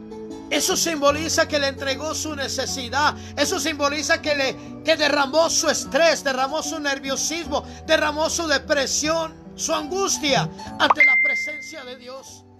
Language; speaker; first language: Spanish; native; Spanish